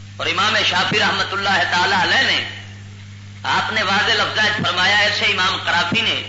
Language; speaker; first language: Urdu; non-native, local second language; Punjabi